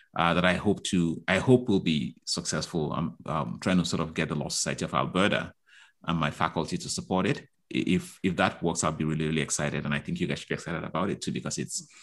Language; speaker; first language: English; non-native, local second language; Igbo